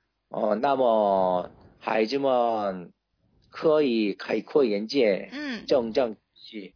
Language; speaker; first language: Chinese; non-native, learner; Korean